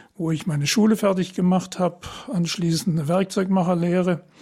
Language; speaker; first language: German; native; German